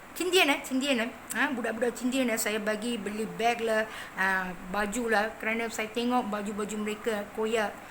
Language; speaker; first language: Malay; non-native, local second language; Tamil